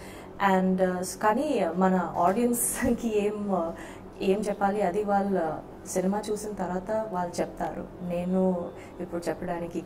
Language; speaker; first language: Telugu; non-native, fluent; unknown